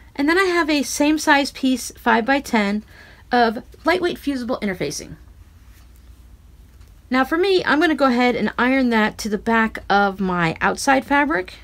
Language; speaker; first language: English; native; English